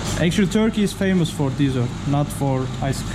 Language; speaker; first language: English; non-native, fluent; Turkish